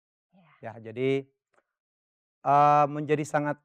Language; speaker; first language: Indonesian; native; Indonesian